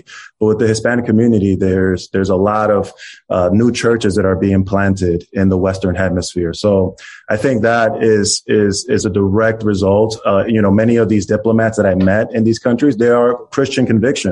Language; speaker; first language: English; native; English